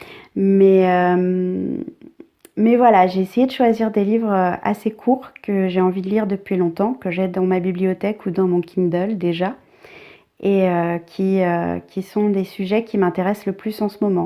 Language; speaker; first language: French; native; French